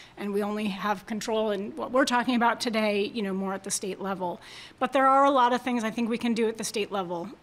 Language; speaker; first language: English; native; English